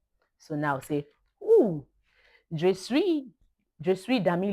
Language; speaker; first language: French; non-native, learner; Yoruba